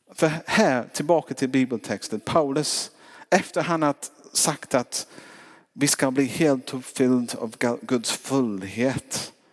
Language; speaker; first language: Swedish; non-native, fluent; English